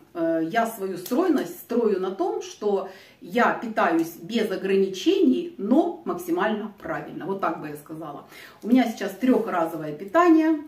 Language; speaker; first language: Russian; native; Russian